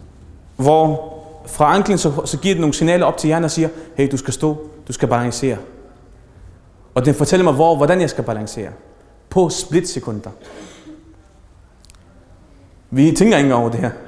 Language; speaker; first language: Danish; early bilingual, other home language; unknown